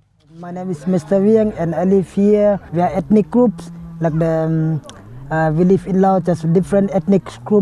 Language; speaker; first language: English; non-native, learner; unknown